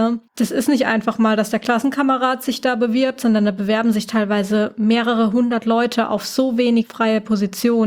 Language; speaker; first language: German; native; German